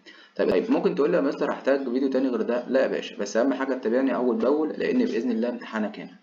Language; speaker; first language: Arabic; native; Arabic